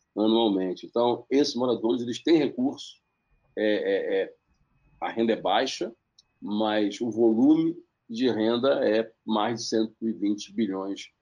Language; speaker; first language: Portuguese; native; Portuguese